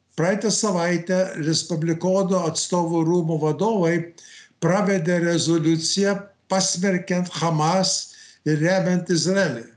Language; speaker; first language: Lithuanian; early bilingual, heritage; Lithuanian